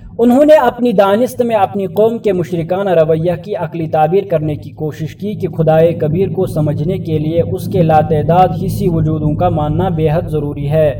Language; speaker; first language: Urdu; native; Urdu